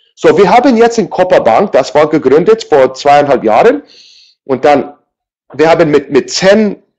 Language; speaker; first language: German; non-native, learner; English